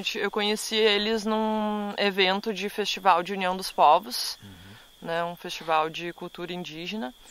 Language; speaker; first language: Portuguese; native; Portuguese